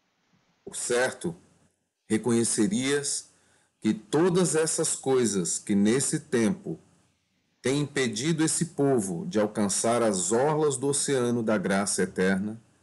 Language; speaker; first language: Portuguese; native; Portuguese